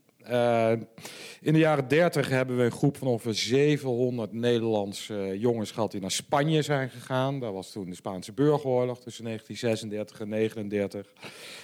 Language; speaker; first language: Dutch; native; Dutch